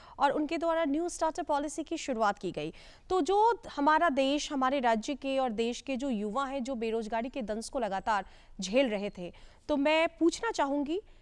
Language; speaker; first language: Hindi; native; Hindi